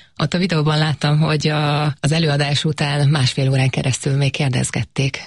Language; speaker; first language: Hungarian; native; Hungarian